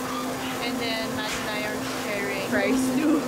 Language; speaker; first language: English; non-native, local second language; Filipino